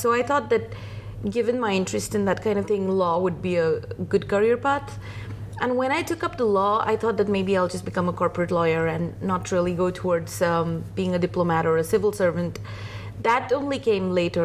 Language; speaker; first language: English; non-native, local second language; Hindi